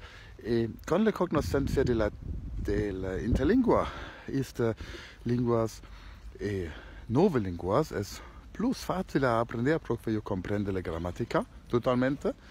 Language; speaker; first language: Italian; non-native, fluent; German